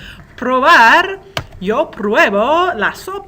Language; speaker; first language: Spanish; non-native, fluent; English